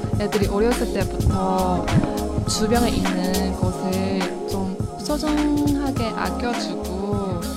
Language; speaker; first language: Korean; non-native, fluent; Chinese